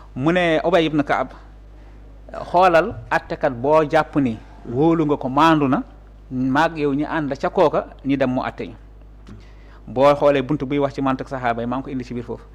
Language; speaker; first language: Wolof; native; Wolof